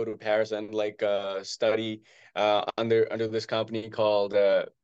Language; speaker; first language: English; non-native, local second language; Hindi